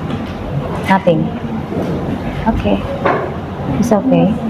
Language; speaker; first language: English; non-native, learner; Indonesian